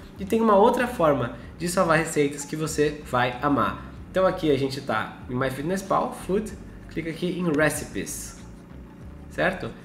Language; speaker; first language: Portuguese; native; Portuguese